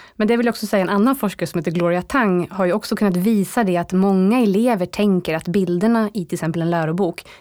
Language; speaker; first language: Swedish; native; Swedish